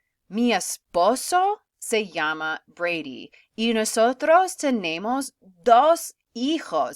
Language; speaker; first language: Spanish; non-native, fluent; English